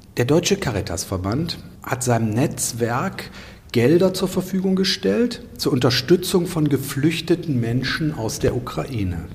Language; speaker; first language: German; native; German